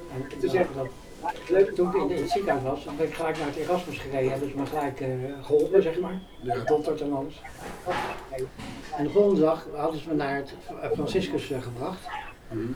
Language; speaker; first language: Dutch; native; Dutch